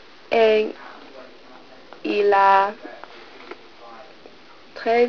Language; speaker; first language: French; non-native, learner; English